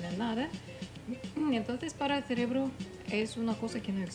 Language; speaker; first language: Spanish; non-native, fluent; Russian